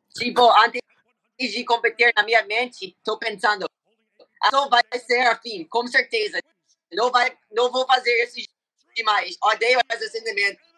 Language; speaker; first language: Portuguese; non-native, learner; English